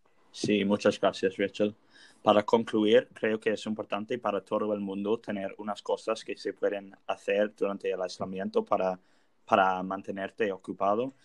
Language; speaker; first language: Spanish; non-native, learner; English